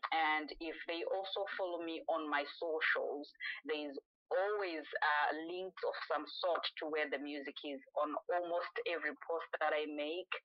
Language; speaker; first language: English; non-native, local second language; Shona